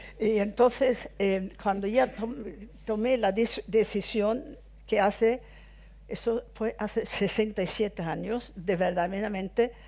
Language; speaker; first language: Spanish; non-native, fluent; Swedish